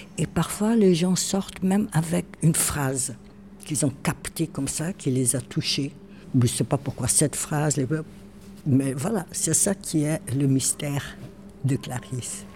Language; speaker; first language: French; non-native, fluent; Portuguese